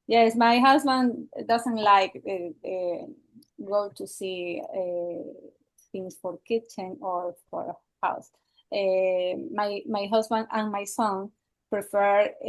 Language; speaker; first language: English; non-native, learner; Spanish